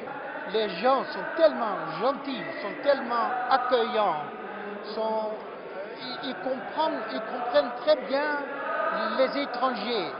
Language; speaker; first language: French; non-native, fluent; Dutch